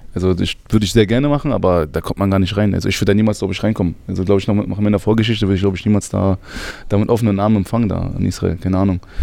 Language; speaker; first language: German; early bilingual, other home language; Arabic